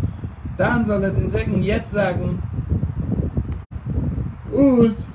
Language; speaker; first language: German; non-native, fluent; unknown